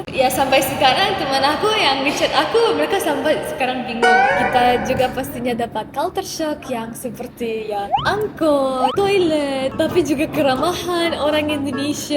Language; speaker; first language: Indonesian; non-native, fluent; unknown